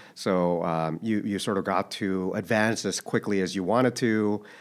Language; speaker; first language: English; early bilingual, other home language; Korean